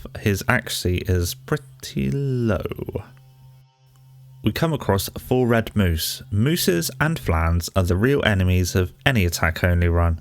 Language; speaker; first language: English; native; English